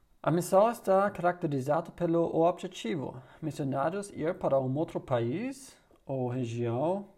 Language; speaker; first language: Portuguese; non-native, learner; German